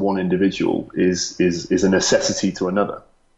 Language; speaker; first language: English; native; English